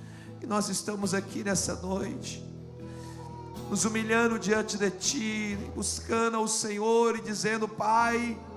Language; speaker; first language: Portuguese; native; Portuguese